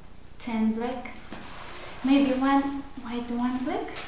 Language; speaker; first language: English; non-native, learner; Russian